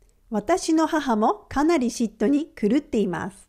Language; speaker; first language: Japanese; native; Japanese